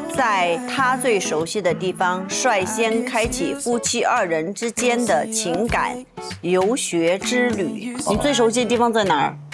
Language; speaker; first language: Chinese; native; Chinese